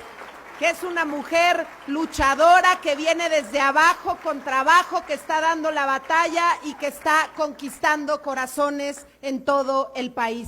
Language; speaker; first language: Spanish; native; Spanish